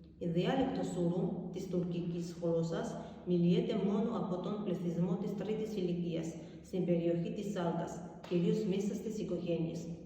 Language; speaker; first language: Greek; non-native, fluent; Georgian